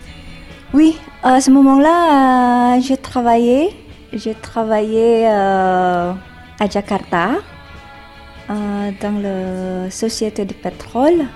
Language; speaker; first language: French; non-native, learner; Indonesian